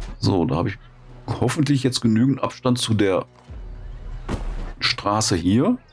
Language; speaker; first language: German; native; German